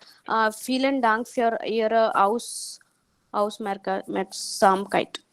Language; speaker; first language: German; non-native, learner; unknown